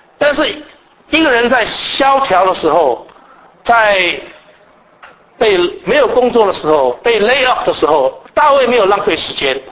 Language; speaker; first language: Chinese; native; Chinese